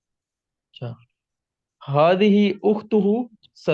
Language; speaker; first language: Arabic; non-native, learner; Urdu